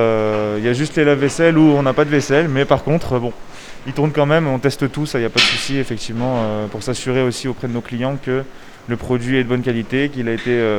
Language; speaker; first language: French; native; French